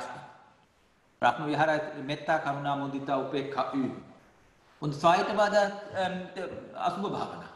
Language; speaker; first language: German; non-native, fluent; Sinhala